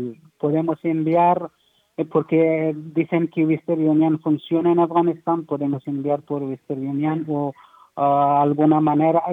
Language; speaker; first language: Spanish; non-native, learner; Persian